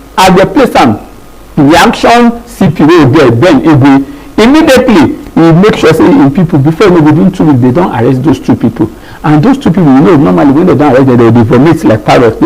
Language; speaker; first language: Nigerian Pidgin; non-native, local second language; Yoruba